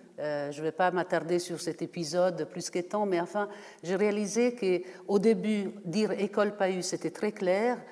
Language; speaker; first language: French; non-native, fluent; Italian